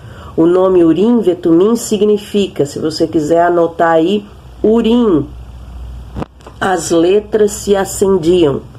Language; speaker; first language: Portuguese; native; Portuguese